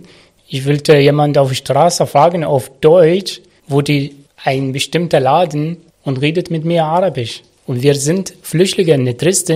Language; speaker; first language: German; non-native, learner; Arabic